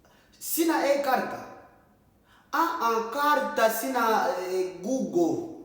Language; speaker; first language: Finnish; non-native, learner; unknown